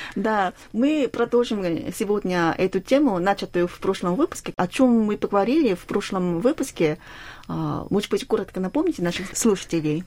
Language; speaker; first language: Russian; non-native, fluent; Korean